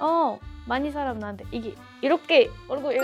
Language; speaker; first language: Korean; non-native, learner; French